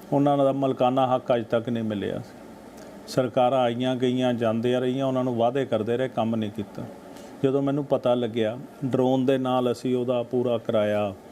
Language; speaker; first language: Punjabi; native; Punjabi